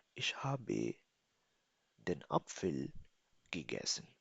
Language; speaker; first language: German; non-native, fluent; Urdu